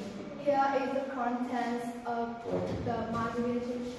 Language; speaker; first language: English; non-native, learner; Vietnamese